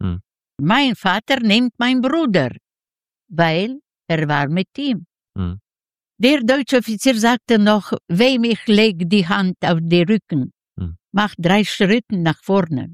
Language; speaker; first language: German; non-native, learner; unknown